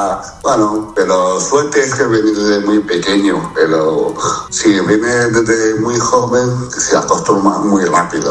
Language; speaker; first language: Spanish; non-native, fluent; Chinese